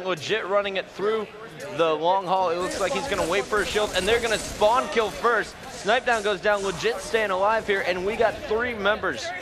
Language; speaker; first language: English; native; English